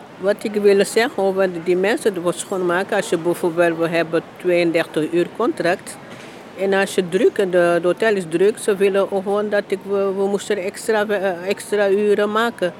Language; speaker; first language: Dutch; non-native, learner; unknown